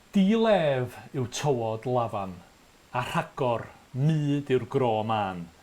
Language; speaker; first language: Welsh; native; Welsh